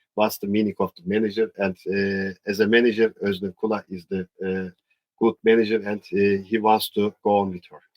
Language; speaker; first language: English; non-native, learner; Turkish